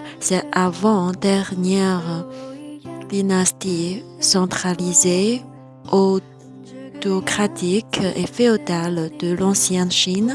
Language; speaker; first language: French; non-native, fluent; Chinese